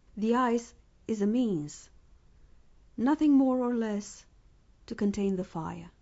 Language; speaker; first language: English; non-native, fluent; Romanian